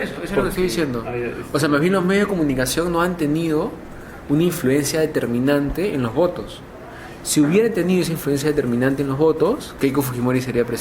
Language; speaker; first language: Spanish; native; Spanish